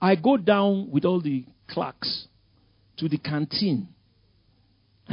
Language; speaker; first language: English; non-native, local second language; Yoruba